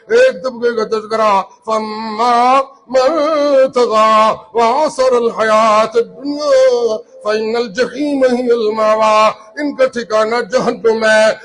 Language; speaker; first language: Urdu; non-native, local second language; Punjabi